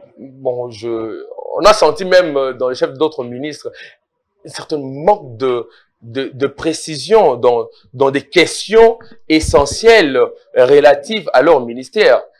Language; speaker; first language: French; non-native, local second language; Lingala